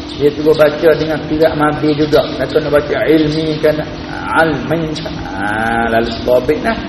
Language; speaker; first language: Malay; native; Malay